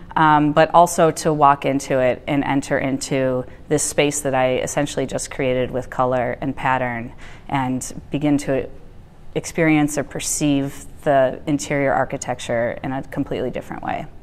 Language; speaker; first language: English; native; English